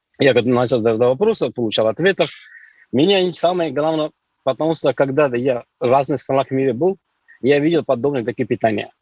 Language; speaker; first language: Russian; non-native, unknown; Hindi